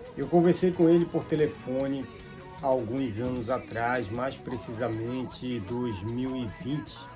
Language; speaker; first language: Portuguese; native; Portuguese